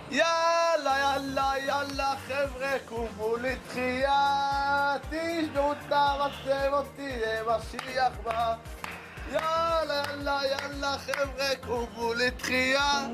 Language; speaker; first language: Hebrew; native; Hebrew